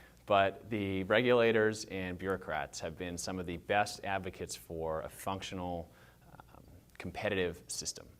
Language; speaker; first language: English; native; English